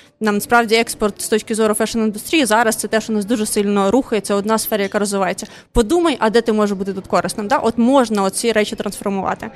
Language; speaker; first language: Ukrainian; non-native, local second language; Russian